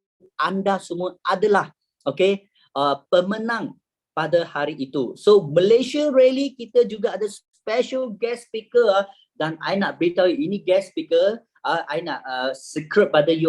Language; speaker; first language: Malay; native; Malay